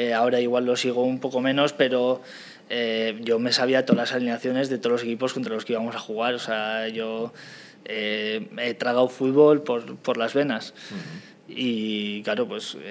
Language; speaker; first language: Spanish; native; Spanish